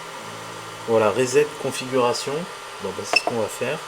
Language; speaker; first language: French; native; French